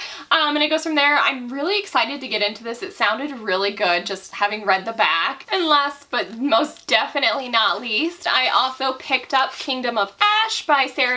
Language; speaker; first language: English; native; English